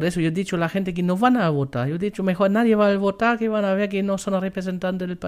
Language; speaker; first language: Spanish; non-native, fluent; German